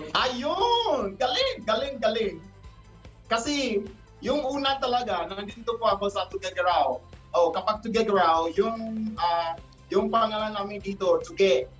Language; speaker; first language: Filipino; non-native, learner; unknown